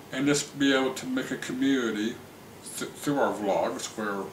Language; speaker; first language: English; native; English